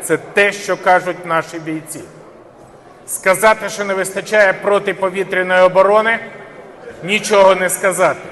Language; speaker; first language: Ukrainian; native; Ukrainian